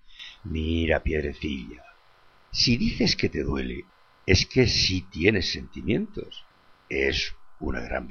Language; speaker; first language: Spanish; native; Spanish